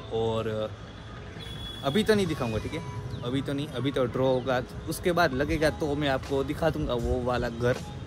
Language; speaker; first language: Hindi; non-native, local second language; Gujarati